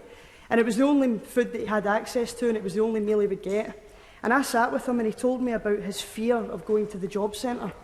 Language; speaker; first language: English; native; English